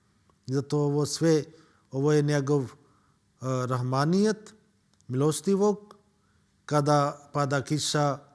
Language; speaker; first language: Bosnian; non-native, learner; Urdu